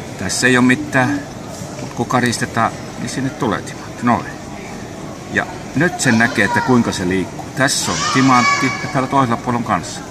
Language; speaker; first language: Finnish; native; Finnish